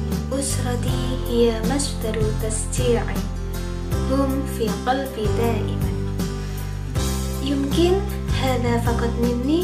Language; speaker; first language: Arabic; non-native, learner; Indonesian